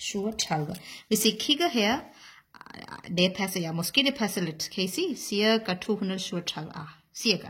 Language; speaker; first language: Danish; non-native, learner; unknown